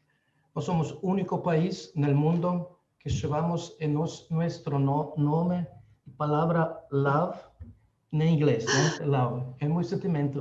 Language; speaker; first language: Spanish; non-native, fluent; Slovenian